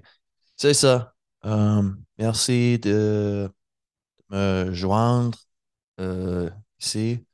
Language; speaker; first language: French; non-native, learner; English